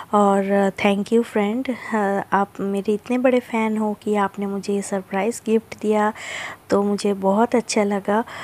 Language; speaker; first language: Hindi; non-native, local second language; Bangla